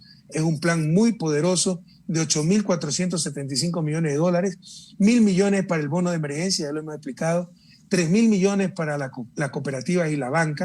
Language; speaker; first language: Spanish; native; Spanish